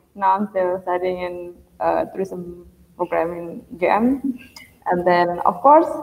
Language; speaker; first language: English; non-native, fluent; Indonesian